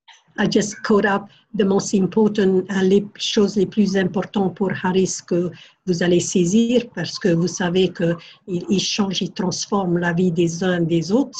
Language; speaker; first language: French; non-native, fluent; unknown